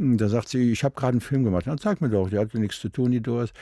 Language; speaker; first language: German; native; German